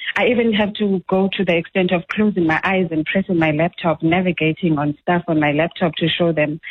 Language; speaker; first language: English; non-native, local second language; Xhosa